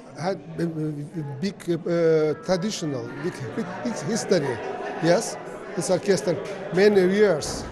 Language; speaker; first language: English; non-native, learner; Azerbaijani